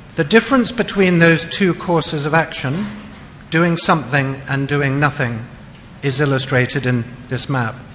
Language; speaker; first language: English; native; English